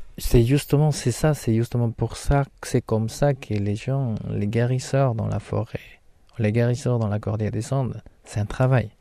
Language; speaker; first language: French; non-native, fluent; Spanish